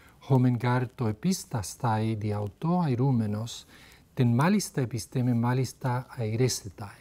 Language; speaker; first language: Greek; non-native, fluent; Spanish